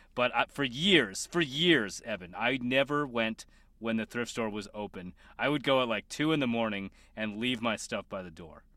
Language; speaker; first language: English; native; English